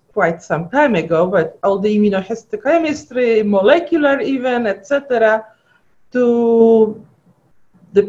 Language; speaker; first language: English; non-native, fluent; Polish